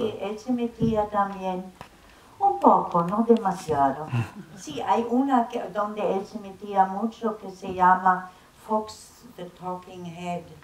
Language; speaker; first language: Spanish; non-native, fluent; German